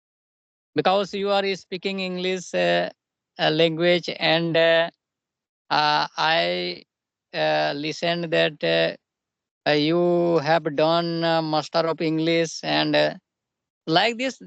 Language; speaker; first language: English; non-native, local second language; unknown